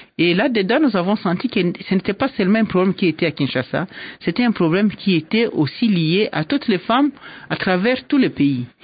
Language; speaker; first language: French; non-native, local second language; Swahili